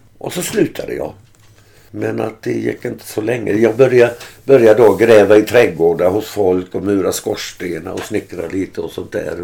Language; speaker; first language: Swedish; early bilingual, other home language; German